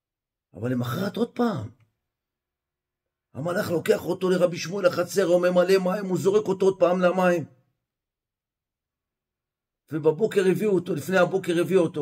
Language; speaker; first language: Hebrew; native; Hebrew